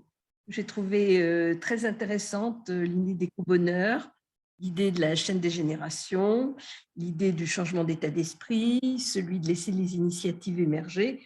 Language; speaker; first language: French; native; French